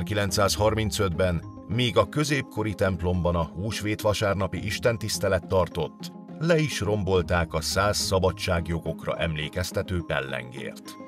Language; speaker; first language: Hungarian; native; Hungarian